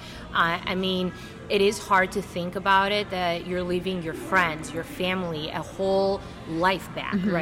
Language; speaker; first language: English; non-native, fluent; Greek